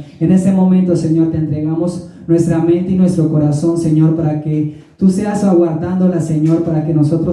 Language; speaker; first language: Spanish; native; Spanish